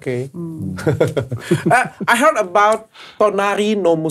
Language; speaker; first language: English; non-native, learner; Indonesian